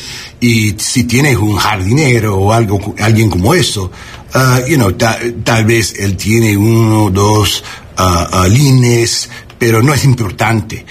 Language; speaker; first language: Spanish; early bilingual, heritage; Spanish